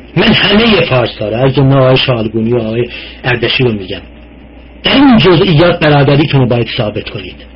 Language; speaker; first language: Persian; non-native, local second language; Azerbaijani